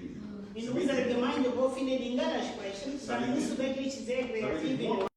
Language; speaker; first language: German; non-native, fluent; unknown